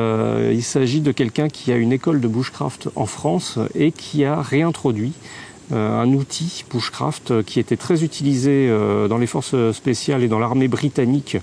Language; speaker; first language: French; native; French